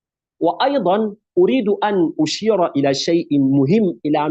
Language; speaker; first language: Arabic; non-native, fluent; Urdu